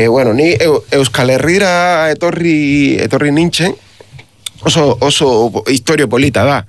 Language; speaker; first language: Basque; non-native, learner; Spanish